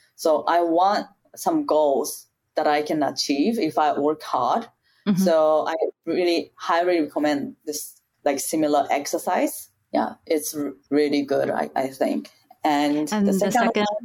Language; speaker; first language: English; non-native, fluent; Japanese